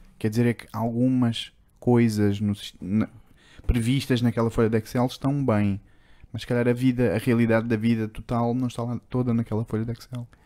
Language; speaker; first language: Portuguese; native; Portuguese